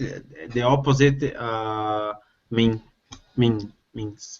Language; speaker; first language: English; non-native, learner; Portuguese